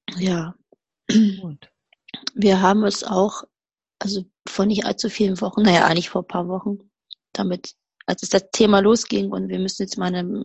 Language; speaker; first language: German; native; German